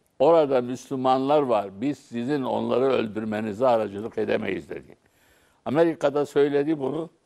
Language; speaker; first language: Turkish; non-native, local second language; Arabic